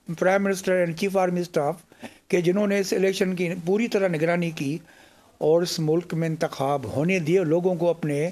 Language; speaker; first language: Urdu; non-native, local second language; Sindhi